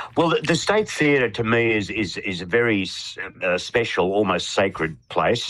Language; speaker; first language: English; native; English